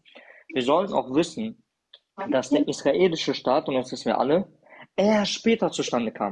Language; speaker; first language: German; early bilingual, other home language; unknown